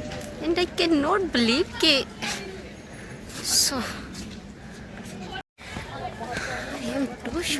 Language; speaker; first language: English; non-native, learner; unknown